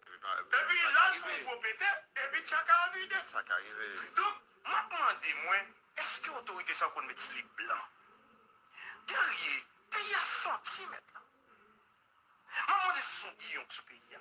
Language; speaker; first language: Haitian Creole; native; Haitian Creole